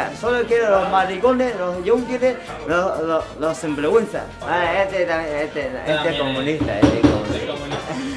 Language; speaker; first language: Spanish; non-native, learner; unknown